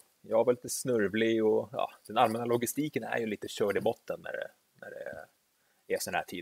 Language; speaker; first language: Swedish; native; Swedish